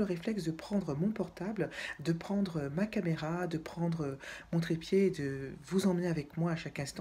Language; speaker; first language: French; native; French